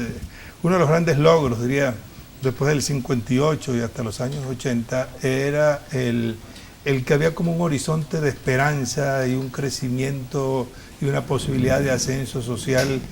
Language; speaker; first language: Spanish; native; Spanish